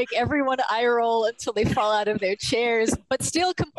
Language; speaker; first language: English; native; English